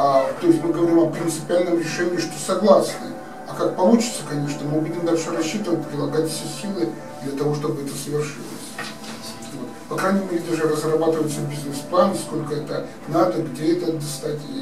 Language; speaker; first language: Russian; native; Russian